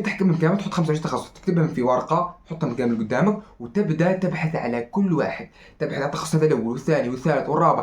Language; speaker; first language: Arabic; native; Arabic